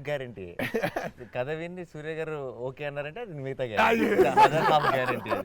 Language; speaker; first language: Telugu; native; Telugu